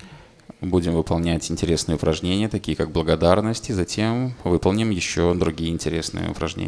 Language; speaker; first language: Russian; native; Russian